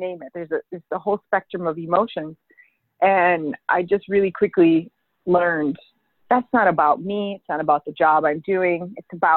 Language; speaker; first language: English; native; English